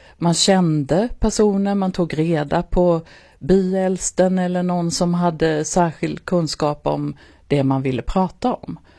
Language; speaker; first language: Swedish; native; Swedish